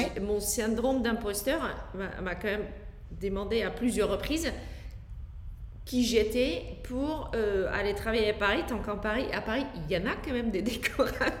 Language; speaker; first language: French; non-native, fluent; Dutch